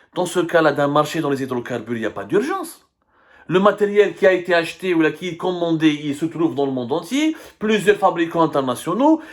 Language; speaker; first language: French; non-native, local second language; Arabic